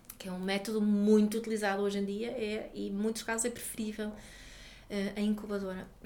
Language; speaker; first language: Portuguese; non-native, fluent; Swedish